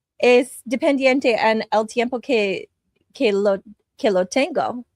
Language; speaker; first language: Spanish; non-native, learner; English